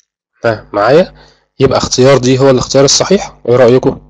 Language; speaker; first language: Arabic; native; Arabic